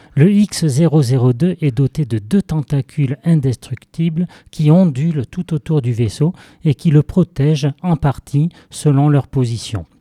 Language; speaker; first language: French; native; French